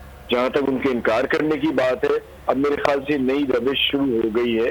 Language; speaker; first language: Urdu; non-native, local second language; Punjabi